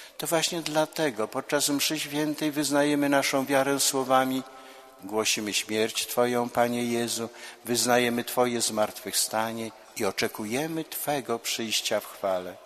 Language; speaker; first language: Polish; native; Polish